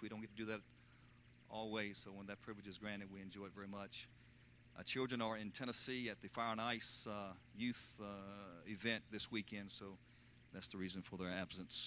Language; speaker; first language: English; native; English